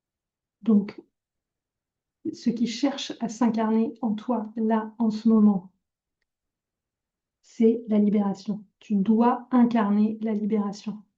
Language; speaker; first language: French; native; French